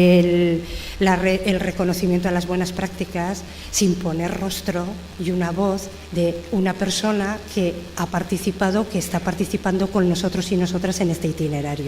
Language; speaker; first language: Spanish; native; Spanish